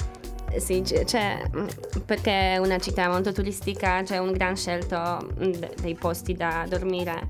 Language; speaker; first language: Italian; non-native, fluent; Polish